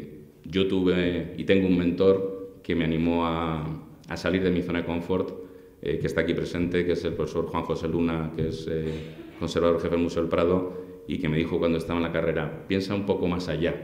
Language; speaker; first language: Spanish; native; Spanish